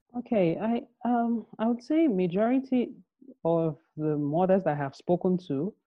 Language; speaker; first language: English; non-native, local second language; Yoruba